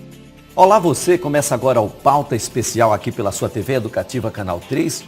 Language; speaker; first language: Portuguese; native; Portuguese